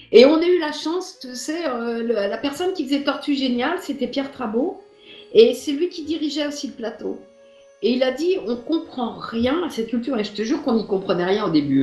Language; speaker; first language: French; native; French